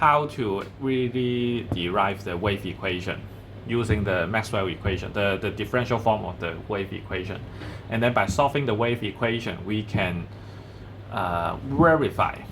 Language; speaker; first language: English; non-native, fluent; Chinese